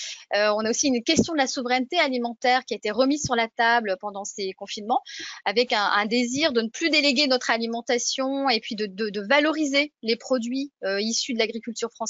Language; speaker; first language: French; native; French